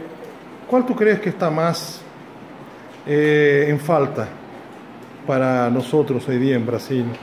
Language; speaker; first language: Spanish; non-native, fluent; Portuguese